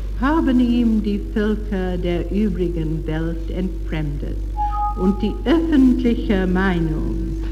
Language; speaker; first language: German; non-native, learner; English